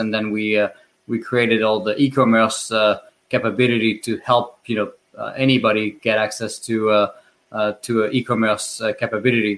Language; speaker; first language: English; non-native, fluent; French